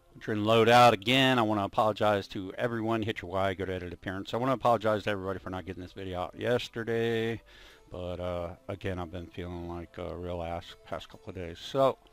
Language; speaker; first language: English; native; English